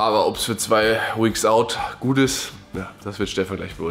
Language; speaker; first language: German; native; German